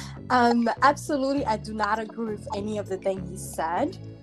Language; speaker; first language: English; early bilingual, other home language; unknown